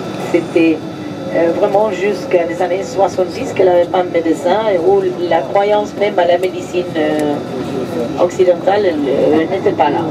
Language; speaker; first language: French; non-native, fluent; Spanish